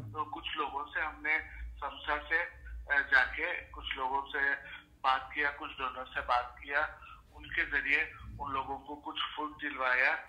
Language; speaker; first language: Hindi; non-native, local second language; Urdu